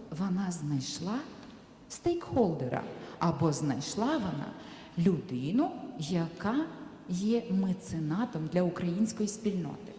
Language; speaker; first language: Ukrainian; native; Ukrainian